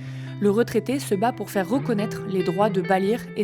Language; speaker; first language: French; native; French